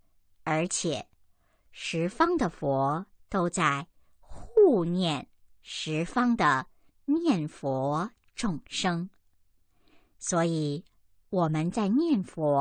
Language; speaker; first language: Chinese; native; Chinese